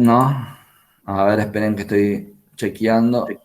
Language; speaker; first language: Spanish; native; Spanish